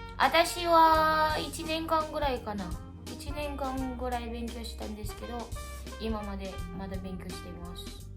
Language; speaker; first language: Japanese; non-native, learner; Indonesian